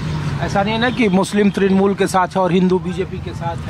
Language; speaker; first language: Hindi; native; Hindi